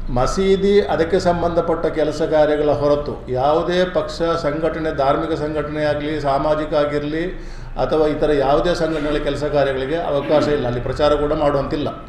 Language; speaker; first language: Kannada; non-native, local second language; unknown